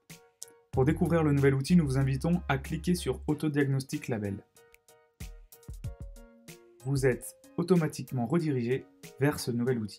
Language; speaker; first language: French; native; French